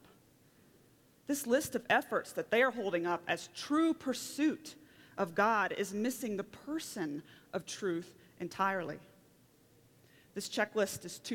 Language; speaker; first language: English; native; English